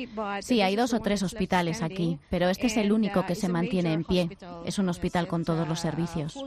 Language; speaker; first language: Spanish; native; Spanish